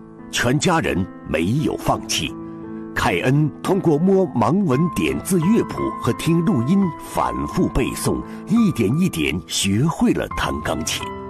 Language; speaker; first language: Chinese; native; Chinese